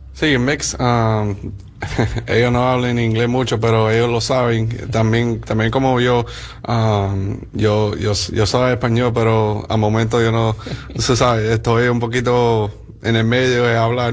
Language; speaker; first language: Spanish; early bilingual, heritage; Spanish